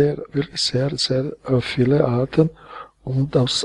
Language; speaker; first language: German; non-native, fluent; Croatian